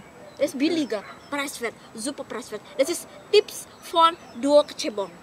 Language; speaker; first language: German; non-native, learner; Indonesian